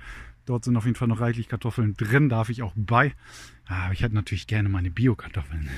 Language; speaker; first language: German; native; German